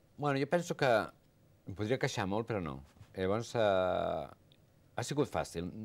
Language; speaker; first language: Catalan; native; Catalan